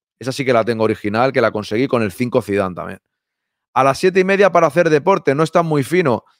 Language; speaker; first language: Spanish; native; Spanish